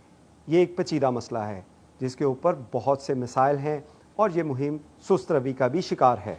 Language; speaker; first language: Urdu; native; Urdu